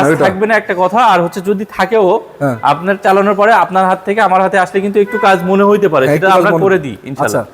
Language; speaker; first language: Bangla; native; Bangla